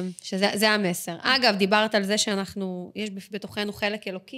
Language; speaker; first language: Hebrew; native; Hebrew